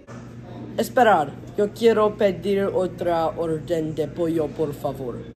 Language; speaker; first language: Spanish; non-native, learner; English